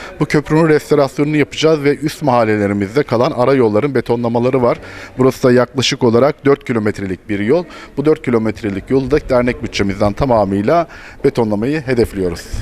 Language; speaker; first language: Turkish; native; Turkish